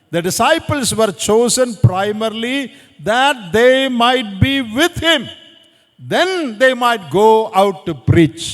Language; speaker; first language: English; non-native, local second language; Malayalam